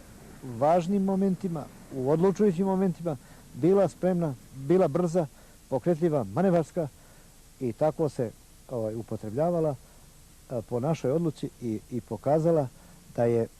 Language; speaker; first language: Bosnian; native; Bosnian